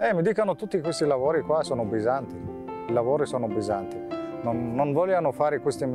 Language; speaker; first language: Italian; non-native, fluent; Arabic